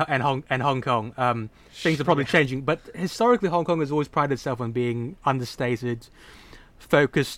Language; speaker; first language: English; non-native, local second language; Cantonese